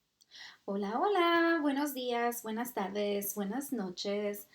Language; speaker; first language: Spanish; early bilingual, heritage; Spanish